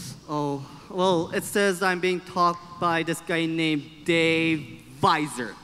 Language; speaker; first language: English; native; English